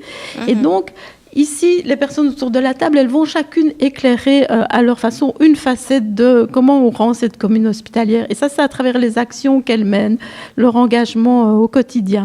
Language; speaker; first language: French; native; French